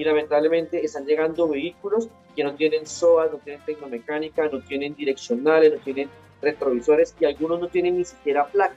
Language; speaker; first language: Spanish; native; Spanish